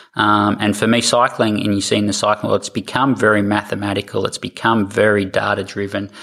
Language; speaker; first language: English; native; English